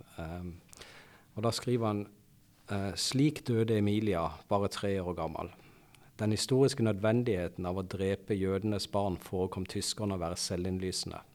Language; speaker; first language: Norwegian; native; Norwegian